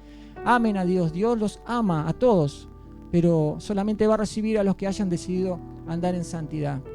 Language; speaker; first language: Spanish; native; Spanish